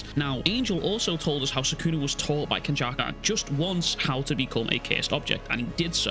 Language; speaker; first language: English; native; English